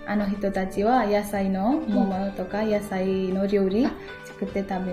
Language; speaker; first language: Japanese; non-native, learner; Nepali